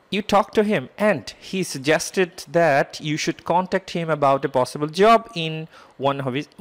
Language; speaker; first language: English; non-native, local second language; Bangla